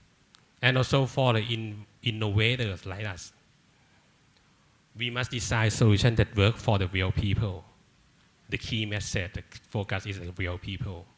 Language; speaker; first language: English; non-native, learner; Thai